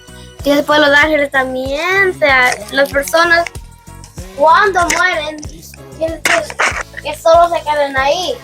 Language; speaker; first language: Spanish; early bilingual, heritage; Spanish